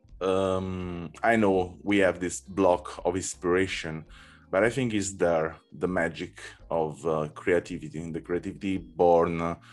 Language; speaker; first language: English; non-native, learner; Italian